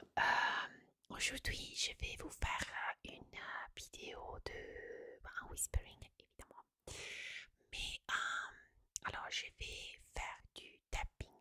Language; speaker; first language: French; non-native, fluent; Italian